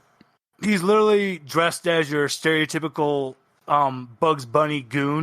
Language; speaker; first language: English; native; English